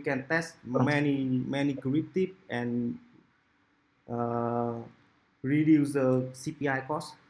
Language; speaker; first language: English; non-native, local second language; Vietnamese